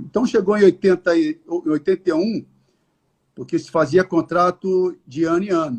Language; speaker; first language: Portuguese; native; Portuguese